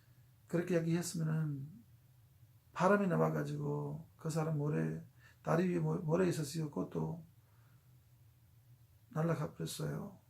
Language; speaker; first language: Korean; non-native, fluent; Urdu